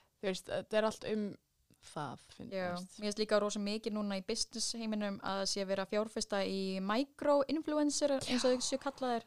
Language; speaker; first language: Icelandic; native; Icelandic